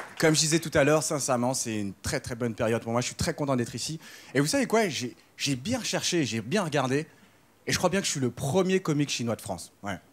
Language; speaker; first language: French; early bilingual, other home language; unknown